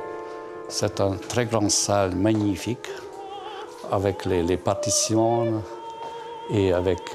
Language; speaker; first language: French; non-native, fluent; Hungarian